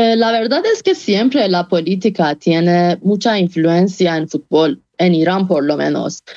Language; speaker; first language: Spanish; non-native, fluent; Persian